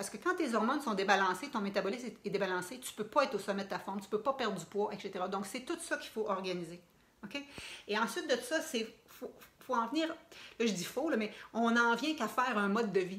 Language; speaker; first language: French; native; French